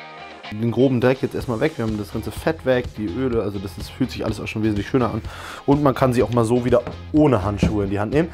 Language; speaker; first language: German; native; German